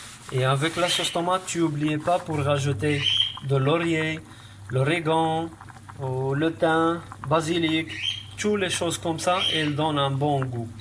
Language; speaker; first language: French; non-native, learner; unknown